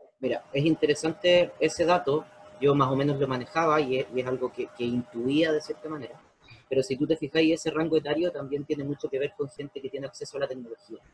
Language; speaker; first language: Spanish; native; Spanish